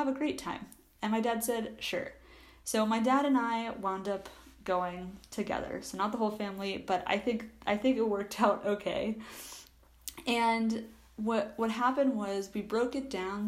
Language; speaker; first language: English; native; English